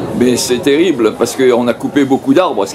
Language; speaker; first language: French; native; French